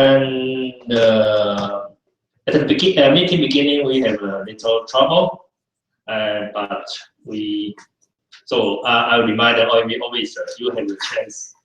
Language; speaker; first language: English; non-native, fluent; Chinese